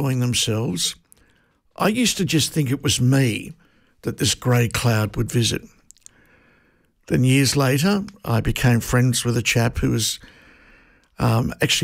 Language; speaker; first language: English; native; English